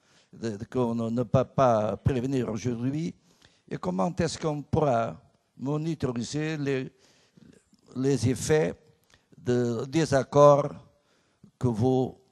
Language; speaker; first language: French; non-native, fluent; Portuguese